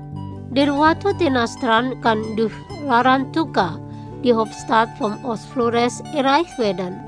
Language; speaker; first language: German; non-native, fluent; Indonesian